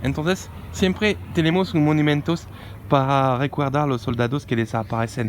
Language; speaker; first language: Spanish; non-native, learner; French